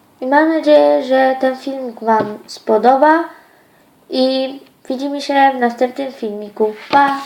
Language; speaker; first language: Polish; early bilingual, other home language; Ukrainian